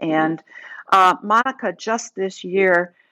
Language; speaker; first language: English; native; English